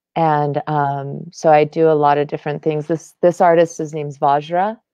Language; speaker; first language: English; native; English